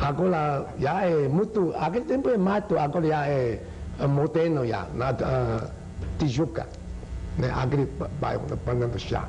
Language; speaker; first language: Portuguese; non-native, learner; Chinese